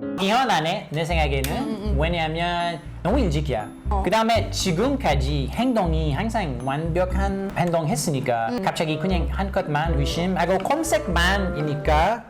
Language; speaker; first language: Korean; non-native, learner; English